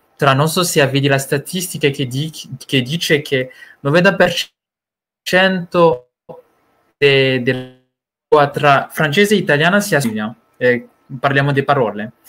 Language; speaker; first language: Italian; non-native, learner; Malagasy